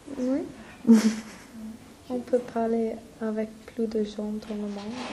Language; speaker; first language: French; non-native, learner; English